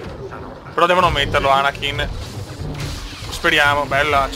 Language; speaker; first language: Italian; native; Italian